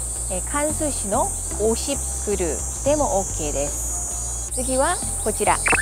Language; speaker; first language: Japanese; non-native, fluent; Korean